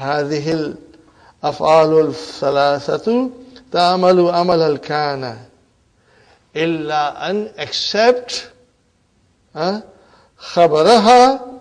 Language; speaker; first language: Arabic; non-native, fluent; English